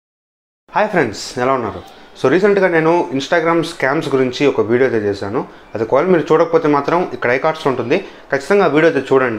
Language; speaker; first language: Telugu; native; Telugu